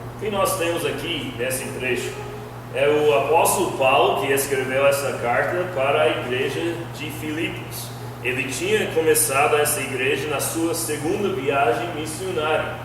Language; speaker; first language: Portuguese; non-native, fluent; English